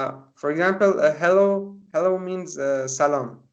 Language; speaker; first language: English; non-native, learner; Persian